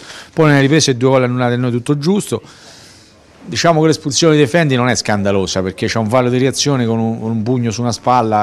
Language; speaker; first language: Italian; native; Italian